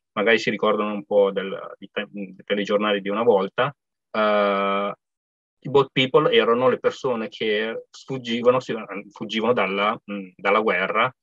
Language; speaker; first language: Italian; early bilingual, other home language; Vietnamese